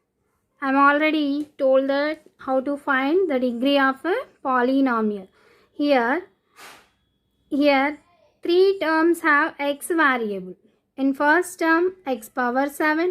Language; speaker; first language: English; non-native, local second language; Telugu